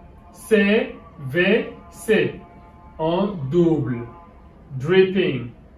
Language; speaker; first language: English; non-native, fluent; Wolof